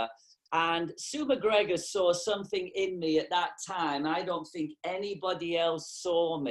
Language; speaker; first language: English; native; English